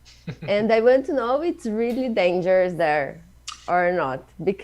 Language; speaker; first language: English; non-native, learner; Portuguese